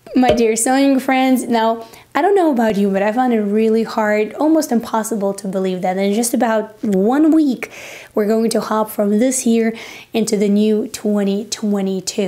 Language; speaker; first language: English; non-native, fluent; Russian